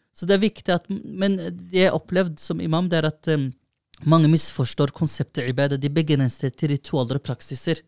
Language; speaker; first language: Norwegian; early bilingual, other home language; Somali